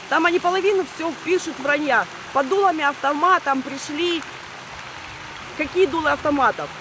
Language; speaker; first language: Russian; native; Russian